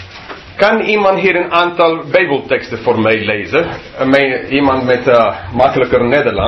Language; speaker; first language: Dutch; non-native, fluent; English